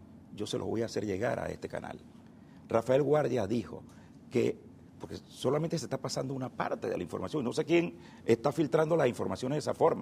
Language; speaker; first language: Spanish; native; Spanish